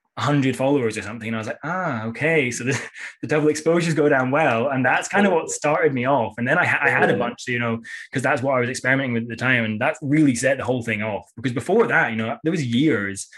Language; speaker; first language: English; native; English